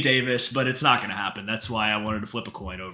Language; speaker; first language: English; native; English